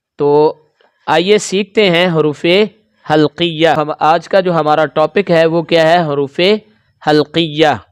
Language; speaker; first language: Urdu; native; Urdu